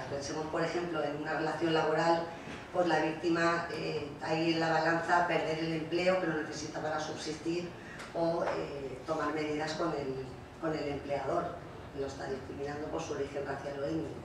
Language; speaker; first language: Spanish; native; Spanish